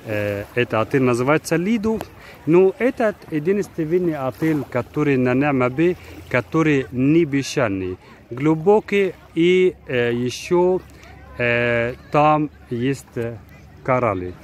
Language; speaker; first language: Russian; non-native, fluent; Arabic